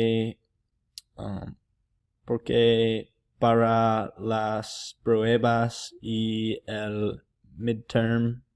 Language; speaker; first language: Spanish; non-native, learner; English